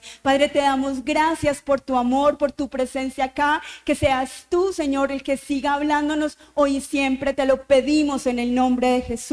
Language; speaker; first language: Spanish; native; Spanish